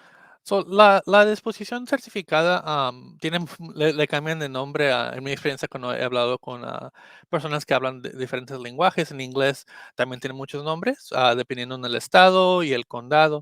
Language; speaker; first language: Spanish; early bilingual, heritage; Spanish